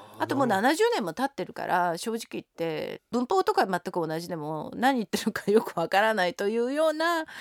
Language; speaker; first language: Japanese; non-native, fluent; Korean